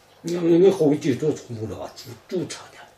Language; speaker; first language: Chinese; native; Chinese